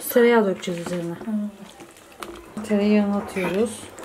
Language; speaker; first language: Turkish; native; Turkish